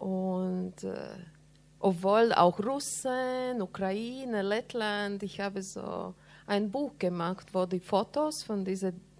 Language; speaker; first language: German; non-native, learner; Latvian